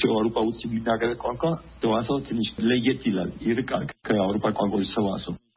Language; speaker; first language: Amharic; non-native, fluent; German